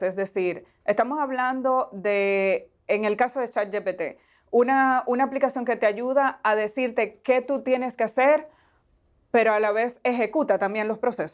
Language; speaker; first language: Spanish; native; Spanish